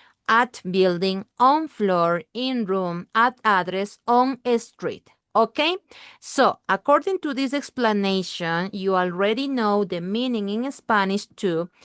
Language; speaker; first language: English; non-native, learner; Spanish